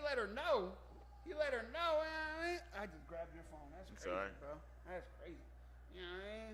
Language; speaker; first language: English; native; English